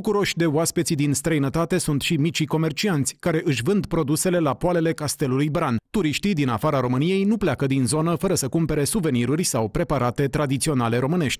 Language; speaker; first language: Romanian; native; Romanian